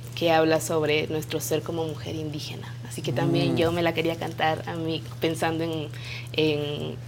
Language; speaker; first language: Spanish; non-native, local second language; Kaqchikel